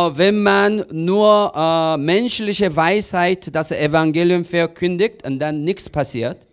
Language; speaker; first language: German; non-native, learner; Korean